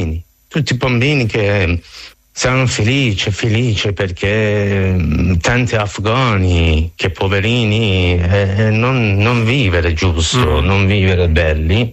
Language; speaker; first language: Italian; non-native, learner; Persian